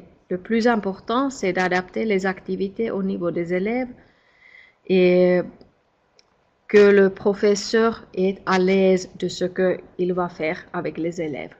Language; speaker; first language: French; non-native, fluent; Finnish